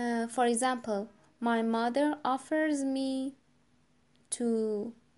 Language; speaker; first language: English; non-native, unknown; Persian